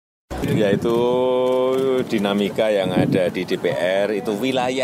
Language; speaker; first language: Indonesian; native; Indonesian